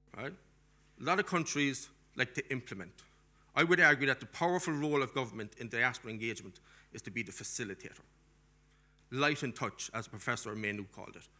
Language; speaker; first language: English; native; English